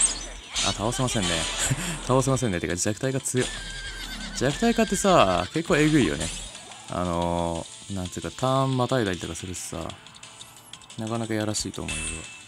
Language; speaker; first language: Japanese; native; Japanese